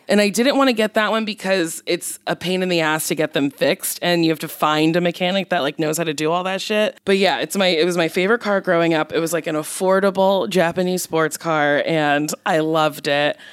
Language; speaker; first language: English; native; English